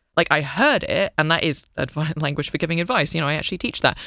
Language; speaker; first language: English; native; English